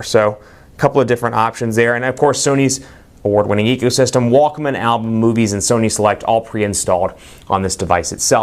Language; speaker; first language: English; native; English